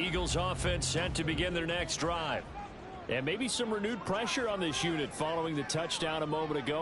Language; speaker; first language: English; native; English